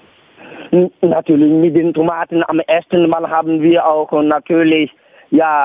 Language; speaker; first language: German; non-native, learner; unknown